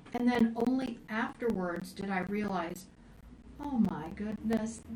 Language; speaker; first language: English; native; English